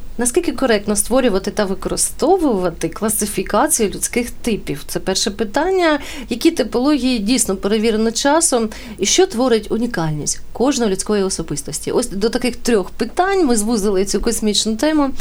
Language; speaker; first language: Ukrainian; native; Ukrainian